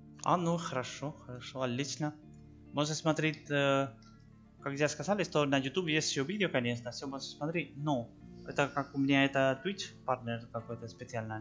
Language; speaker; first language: Russian; non-native, learner; Spanish